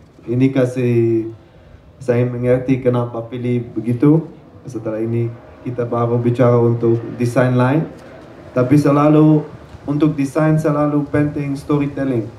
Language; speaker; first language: Indonesian; non-native, learner; Dutch